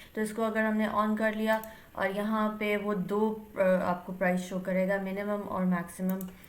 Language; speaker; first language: Urdu; native; Urdu